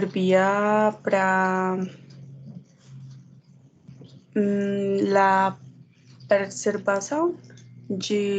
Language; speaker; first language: Portuguese; non-native, learner; Spanish